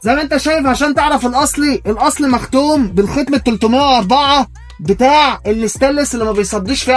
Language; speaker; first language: Arabic; native; Arabic